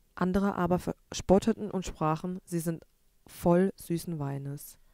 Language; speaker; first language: German; native; German